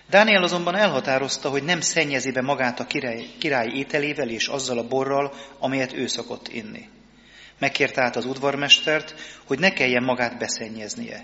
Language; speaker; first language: Hungarian; native; Hungarian